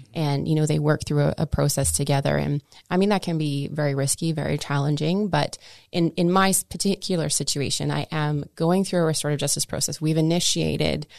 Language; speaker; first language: English; native; English